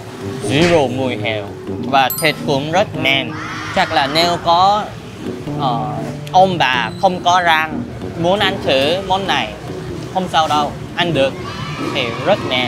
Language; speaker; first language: Vietnamese; early bilingual, other home language; Korean